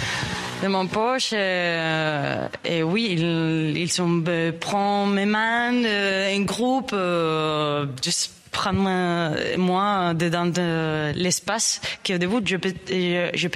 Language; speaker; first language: French; non-native, learner; Spanish